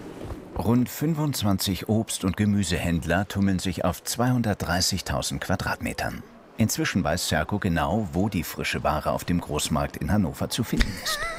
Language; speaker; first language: German; native; German